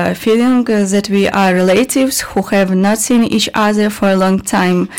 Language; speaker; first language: English; non-native, learner; Russian